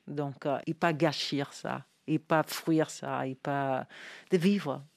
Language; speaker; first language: French; non-native, fluent; English